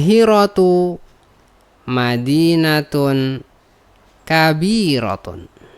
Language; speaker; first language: Arabic; non-native, fluent; Indonesian